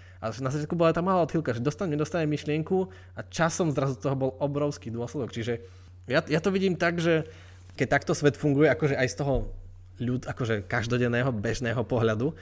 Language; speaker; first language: Slovak; native; Slovak